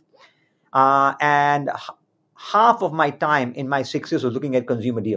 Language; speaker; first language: English; native; English